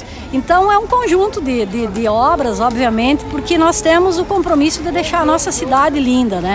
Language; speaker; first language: Portuguese; native; Portuguese